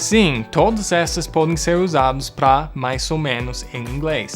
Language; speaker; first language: Portuguese; non-native, fluent; English